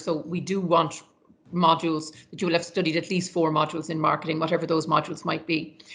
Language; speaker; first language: English; native; English